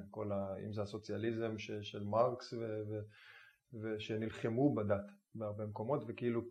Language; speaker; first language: Hebrew; native; Hebrew